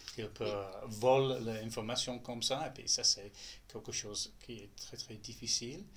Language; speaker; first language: French; non-native, learner; English